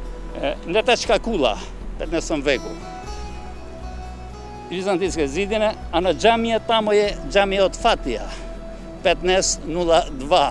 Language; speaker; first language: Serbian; non-native, learner; Albanian